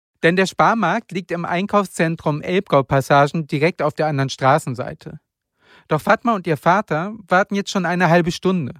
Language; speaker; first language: German; native; German